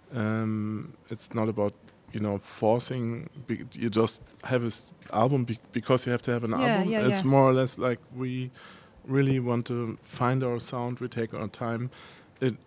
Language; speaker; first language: English; non-native, fluent; Spanish